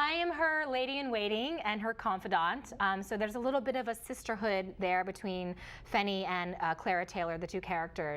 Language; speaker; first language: English; early bilingual, other home language; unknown